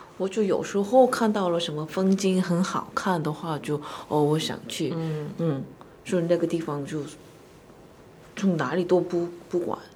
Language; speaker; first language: Chinese; non-native, learner; Korean